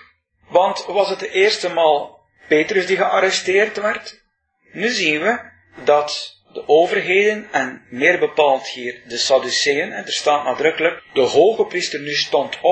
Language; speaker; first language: Dutch; native; Dutch